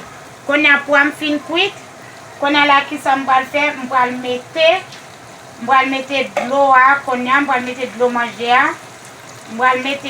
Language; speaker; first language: French; non-native, learner; Haitian Creole